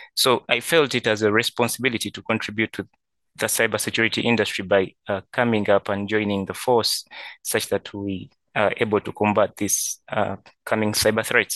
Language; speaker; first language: English; non-native, local second language; Ganda